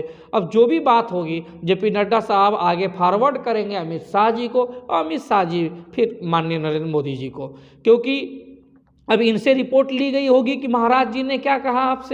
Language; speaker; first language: Hindi; native; Hindi